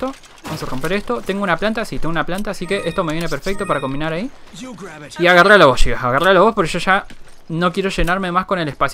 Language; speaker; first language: Spanish; native; Spanish